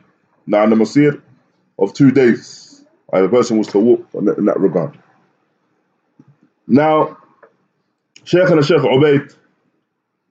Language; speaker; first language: English; native; English